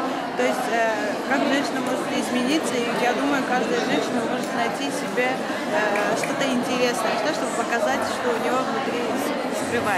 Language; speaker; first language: Russian; non-native, fluent; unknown